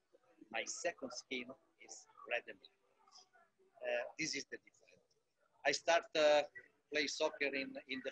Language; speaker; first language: English; non-native, learner; Italian